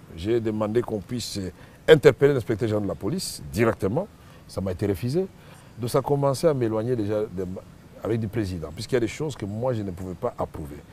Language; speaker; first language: French; non-native, local second language; Swahili